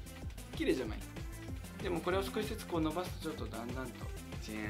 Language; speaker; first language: Japanese; native; Japanese